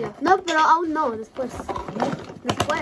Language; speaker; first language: Spanish; early bilingual, other home language; Filipino